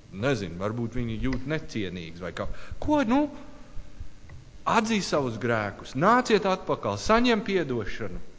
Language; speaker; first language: Latvian; non-native, learner; English